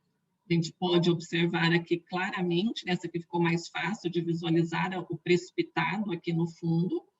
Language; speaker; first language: Portuguese; native; Portuguese